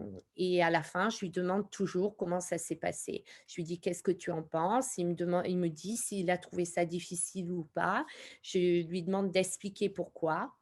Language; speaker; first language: French; native; French